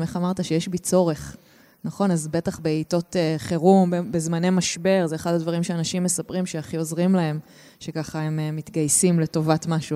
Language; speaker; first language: Hebrew; native; Hebrew